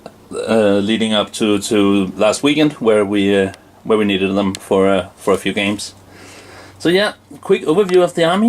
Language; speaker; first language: English; non-native, fluent; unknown